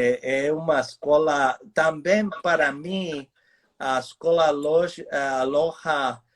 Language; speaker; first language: Portuguese; non-native, fluent; English